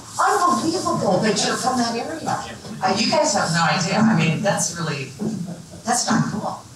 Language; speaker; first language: English; native; English